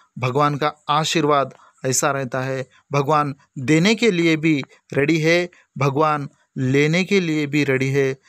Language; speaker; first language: Hindi; non-native, local second language; Lambadi